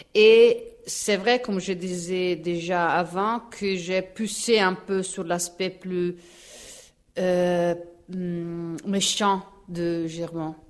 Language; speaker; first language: French; non-native, fluent; Italian